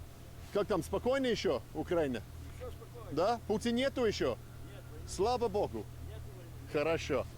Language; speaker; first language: Russian; non-native, fluent; English